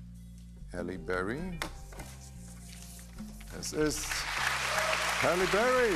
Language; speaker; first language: German; native; German